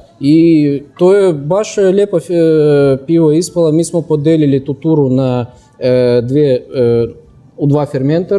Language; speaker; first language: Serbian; non-native, fluent; Russian